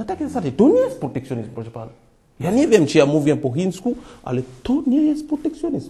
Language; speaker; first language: Polish; non-native, fluent; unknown